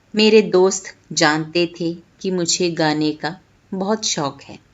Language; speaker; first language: Hindi; non-native, local second language; Malayalam